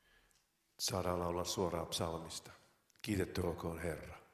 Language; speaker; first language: Finnish; native; Finnish